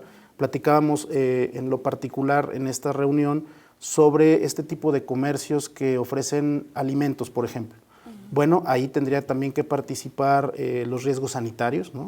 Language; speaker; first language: Spanish; native; Spanish